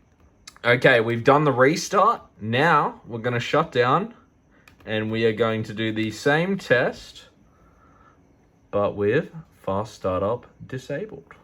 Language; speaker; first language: English; native; English